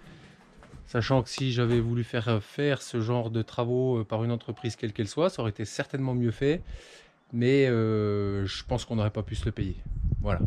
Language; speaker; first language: French; native; French